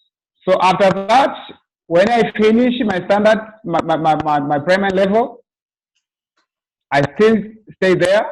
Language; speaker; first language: English; non-native, local second language; Swahili